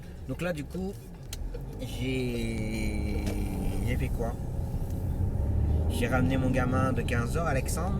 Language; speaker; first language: French; native; French